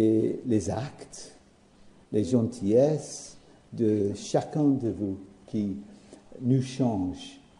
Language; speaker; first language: French; non-native, learner; English